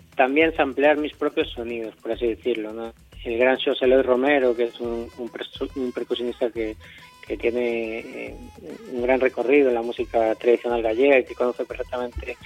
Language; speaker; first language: Spanish; native; Spanish